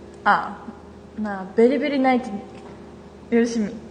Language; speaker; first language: Korean; non-native, learner; Japanese